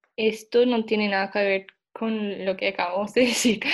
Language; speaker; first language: Spanish; non-native, fluent; English